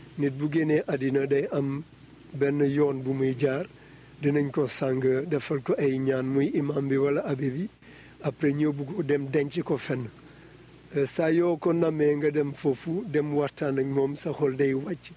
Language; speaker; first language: Wolof; non-native, local second language; Jola-Fonyi